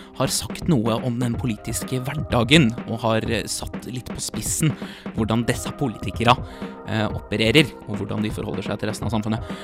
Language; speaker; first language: Norwegian; native; Norwegian